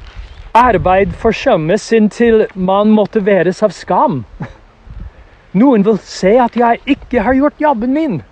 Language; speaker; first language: Norwegian; non-native, fluent; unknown